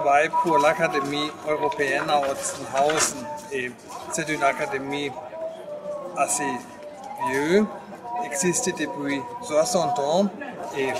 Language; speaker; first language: French; non-native, fluent; German